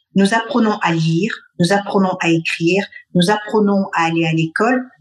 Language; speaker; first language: French; non-native, local second language; Bambara